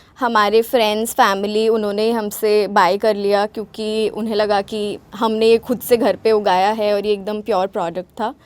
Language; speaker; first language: Hindi; non-native, local second language; Gujarati